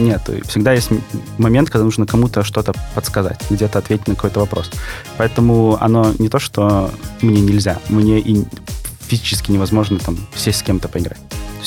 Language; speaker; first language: Russian; native; Russian